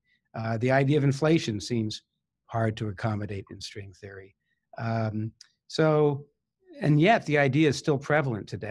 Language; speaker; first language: English; native; English